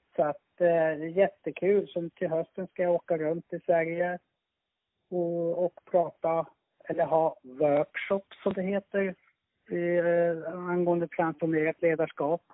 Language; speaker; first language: Swedish; early bilingual, other home language; Finnish